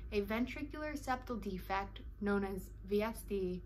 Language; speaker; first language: English; native; English